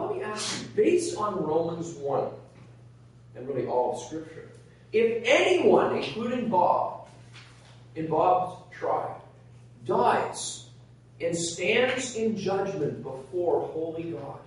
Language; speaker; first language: English; native; English